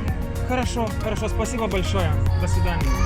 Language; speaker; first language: Russian; non-native, learner; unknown